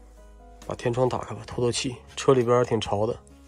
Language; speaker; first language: Chinese; native; Chinese